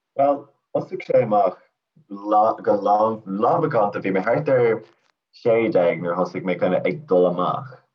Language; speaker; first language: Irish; native; Irish